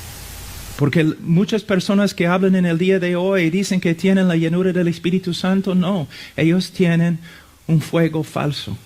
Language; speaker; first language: Spanish; non-native, fluent; English